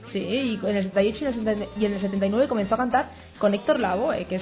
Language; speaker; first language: Spanish; native; Spanish